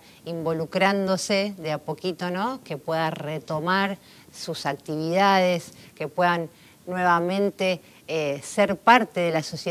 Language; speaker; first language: Spanish; native; Spanish